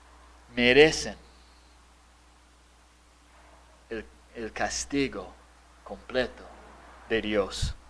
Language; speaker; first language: Spanish; non-native, fluent; English